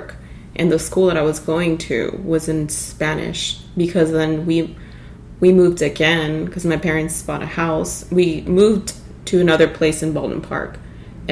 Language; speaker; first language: English; early bilingual, other home language; Spanish